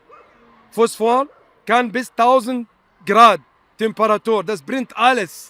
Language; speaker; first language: German; non-native, fluent; Arabic